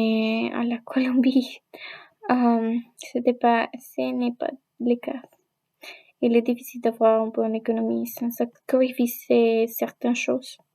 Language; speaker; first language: French; non-native, learner; Spanish